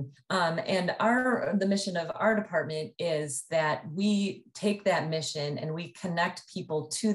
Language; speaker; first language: English; native; English